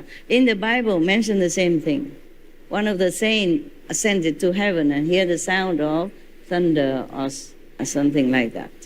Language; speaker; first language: English; non-native, fluent; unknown